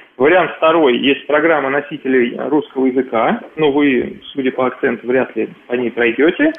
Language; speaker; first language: Russian; native; Russian